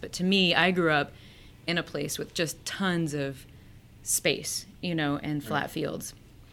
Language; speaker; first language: English; native; English